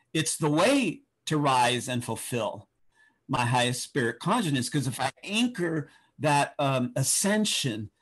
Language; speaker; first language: English; native; English